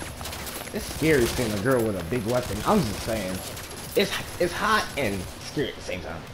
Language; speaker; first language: English; native; English